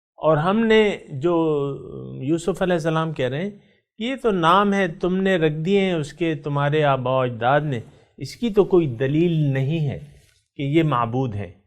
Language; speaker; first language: Urdu; non-native, local second language; Pashto